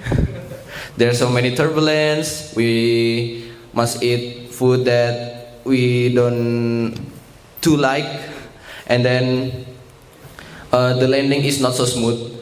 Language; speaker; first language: English; non-native, learner; Indonesian